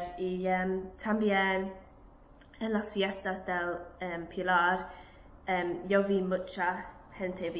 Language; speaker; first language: Spanish; non-native, learner; English